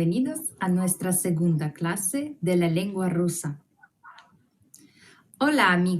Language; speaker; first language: Spanish; non-native, fluent; Russian